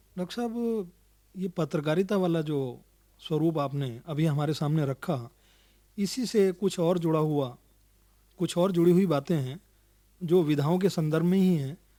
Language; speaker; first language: Hindi; native; Hindi